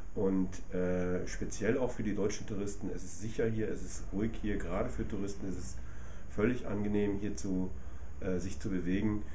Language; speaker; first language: German; native; German